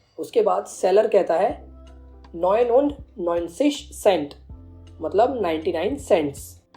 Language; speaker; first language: Hindi; native; Hindi